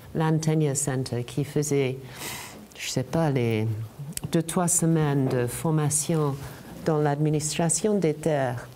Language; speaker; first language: French; non-native, fluent; English